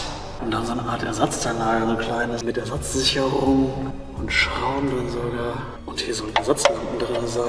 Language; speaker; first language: German; native; German